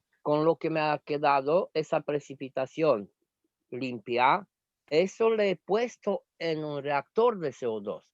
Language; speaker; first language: Spanish; non-native, fluent; Romanian